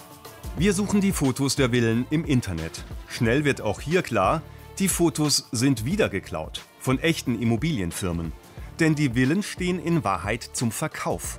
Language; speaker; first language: German; native; German